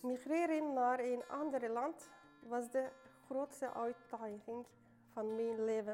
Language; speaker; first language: Dutch; non-native, fluent; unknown